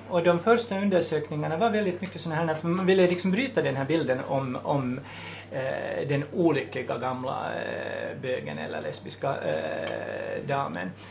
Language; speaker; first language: Swedish; native; Swedish